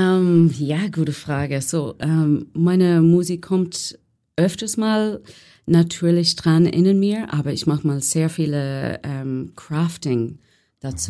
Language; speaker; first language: German; non-native, learner; English